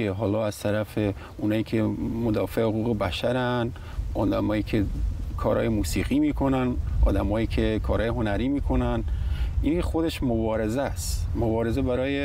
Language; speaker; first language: Persian; non-native, local second language; Kurdish